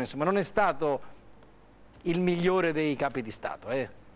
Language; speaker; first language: Italian; native; Italian